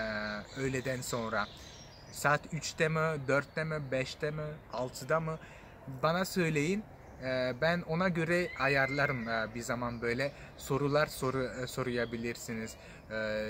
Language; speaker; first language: Turkish; non-native, fluent; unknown